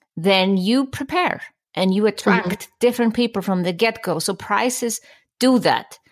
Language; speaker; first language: English; non-native, fluent; Icelandic